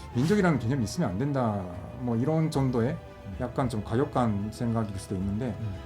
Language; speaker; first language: Korean; non-native, fluent; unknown